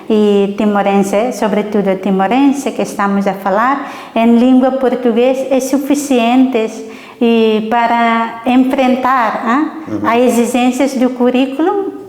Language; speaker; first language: Portuguese; non-native, learner; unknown